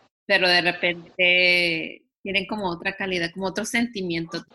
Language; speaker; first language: Spanish; early bilingual, heritage; Spanish